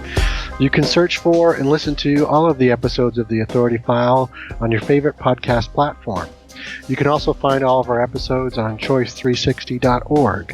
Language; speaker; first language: English; native; English